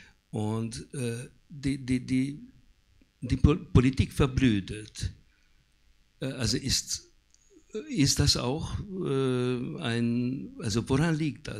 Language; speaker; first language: German; non-native, fluent; Hungarian